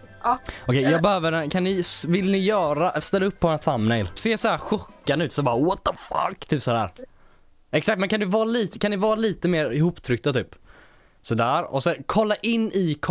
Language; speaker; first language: Swedish; native; Swedish